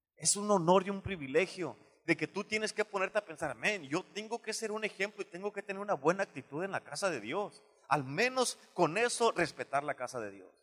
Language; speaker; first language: Spanish; native; Spanish